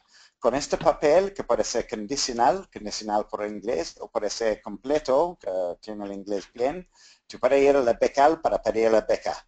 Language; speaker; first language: Spanish; non-native, fluent; English